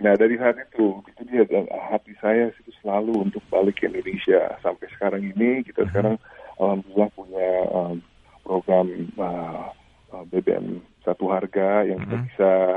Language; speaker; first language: Indonesian; early bilingual, heritage; Indonesian